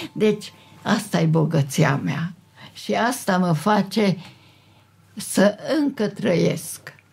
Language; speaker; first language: Romanian; non-native, local second language; Hungarian